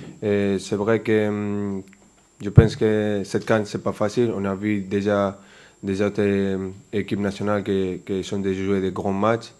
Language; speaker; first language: French; non-native, fluent; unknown